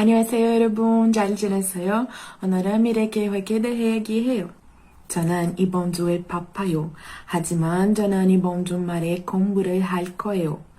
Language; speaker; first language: Korean; non-native, learner; Portuguese